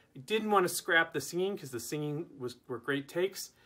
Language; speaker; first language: English; native; English